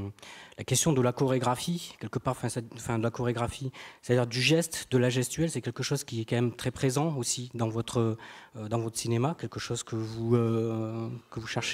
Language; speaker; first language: French; native; French